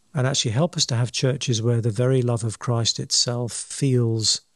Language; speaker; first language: English; native; English